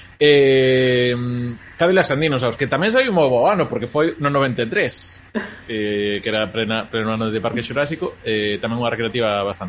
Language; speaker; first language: Galician; non-native, local second language; Spanish